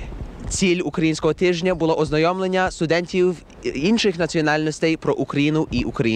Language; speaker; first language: Ukrainian; early bilingual, heritage; Ukrainian